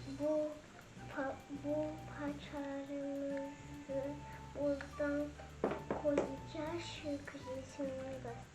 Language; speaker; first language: Turkish; early bilingual, heritage; Turkish